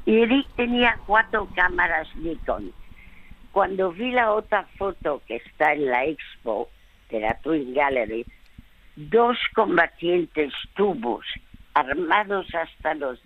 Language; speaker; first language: Spanish; non-native, fluent; French